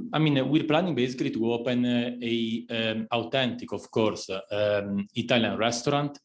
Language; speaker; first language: English; non-native, fluent; Italian